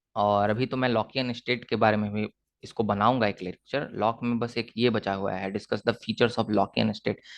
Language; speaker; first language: Hindi; native; Hindi